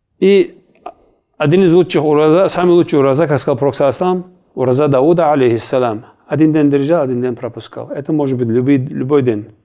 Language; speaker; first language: Russian; non-native, local second language; Kumyk